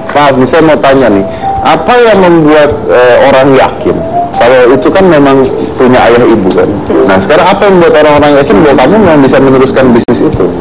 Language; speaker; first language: Indonesian; native; Indonesian